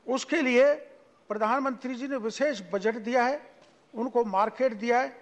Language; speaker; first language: Hindi; native; Hindi